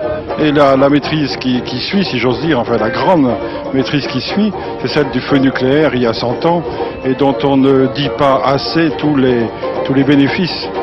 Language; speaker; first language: French; native; French